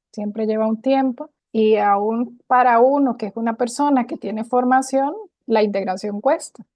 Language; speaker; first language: Spanish; native; Spanish